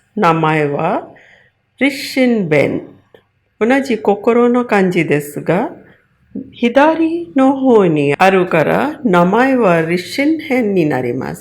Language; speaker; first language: Japanese; non-native, fluent; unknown